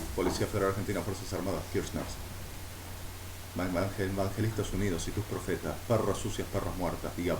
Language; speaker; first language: Spanish; native; Spanish